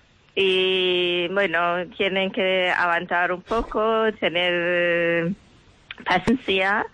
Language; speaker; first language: Spanish; non-native, learner; Persian